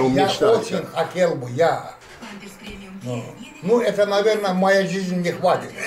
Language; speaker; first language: Russian; non-native, local second language; Azerbaijani